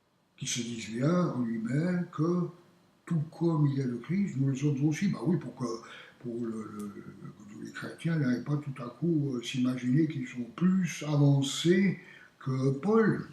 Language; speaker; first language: French; native; French